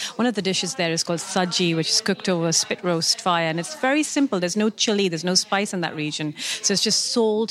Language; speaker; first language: English; non-native, local second language; Urdu